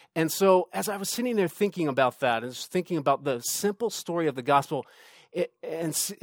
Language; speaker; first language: English; native; English